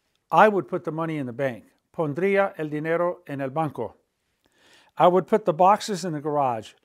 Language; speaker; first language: English; native; English